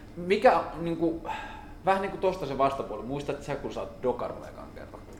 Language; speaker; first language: Finnish; native; Finnish